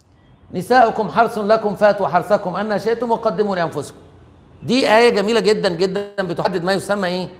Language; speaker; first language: Arabic; native; Arabic